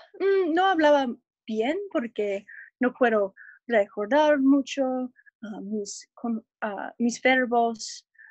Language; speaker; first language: Spanish; non-native, learner; English